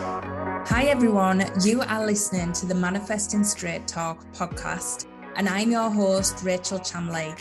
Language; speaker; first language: English; native; English